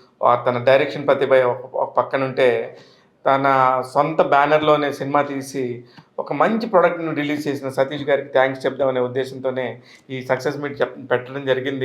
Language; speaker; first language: Telugu; native; Telugu